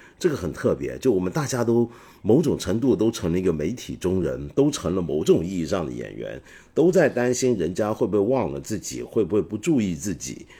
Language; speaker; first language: Chinese; non-native, local second language; Cantonese